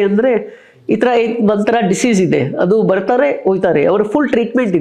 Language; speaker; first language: Kannada; non-native, local second language; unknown